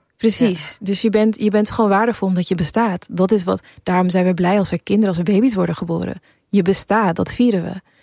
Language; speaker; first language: Dutch; early bilingual, other home language; English